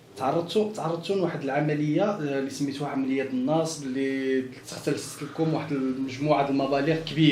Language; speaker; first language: Arabic; native; Arabic